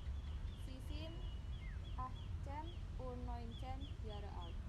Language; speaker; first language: German; non-native, learner; Indonesian